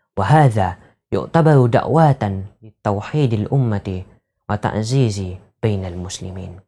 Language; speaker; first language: Arabic; non-native, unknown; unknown